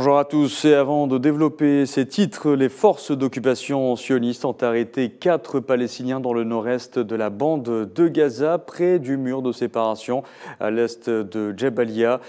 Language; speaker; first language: French; non-native, local second language; Arabic